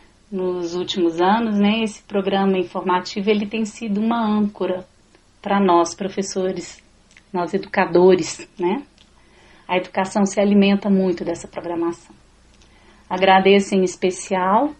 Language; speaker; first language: Portuguese; native; Portuguese